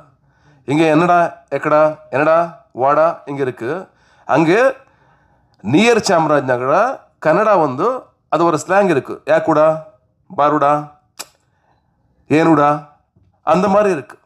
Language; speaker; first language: Tamil; non-native, learner; Kannada